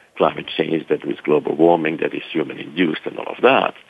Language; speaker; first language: English; non-native, fluent; French